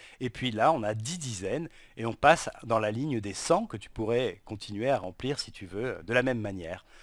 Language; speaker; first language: French; native; French